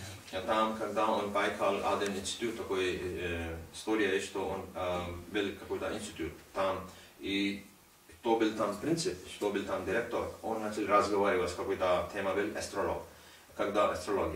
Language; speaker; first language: Russian; non-native, learner; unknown